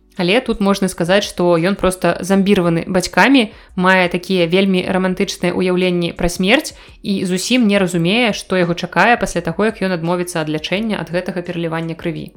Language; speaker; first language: Belarusian; native; Belarusian